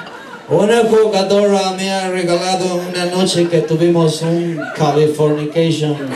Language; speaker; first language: Spanish; non-native, learner; English